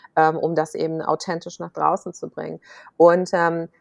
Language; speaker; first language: German; native; German